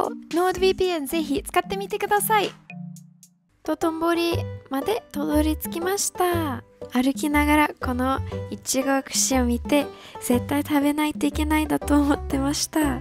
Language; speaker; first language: Japanese; non-native, fluent; English